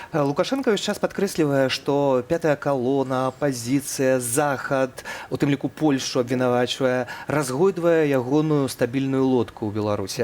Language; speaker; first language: Polish; non-native, learner; Belarusian